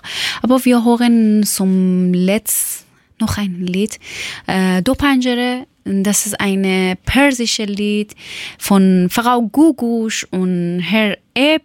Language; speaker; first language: German; non-native, learner; Persian